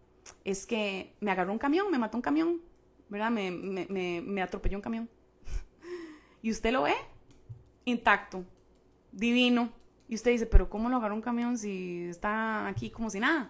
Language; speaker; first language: Spanish; native; Spanish